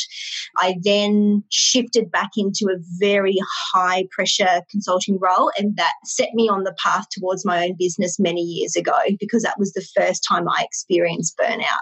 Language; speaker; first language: English; native; English